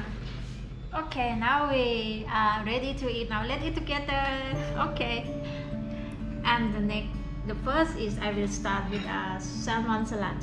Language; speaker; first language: English; non-native, learner; Thai